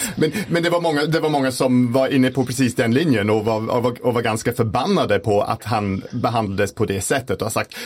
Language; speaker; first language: Swedish; non-native, fluent; English